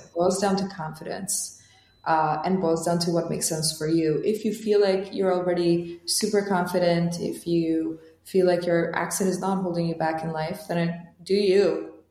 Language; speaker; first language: English; non-native, fluent; Albanian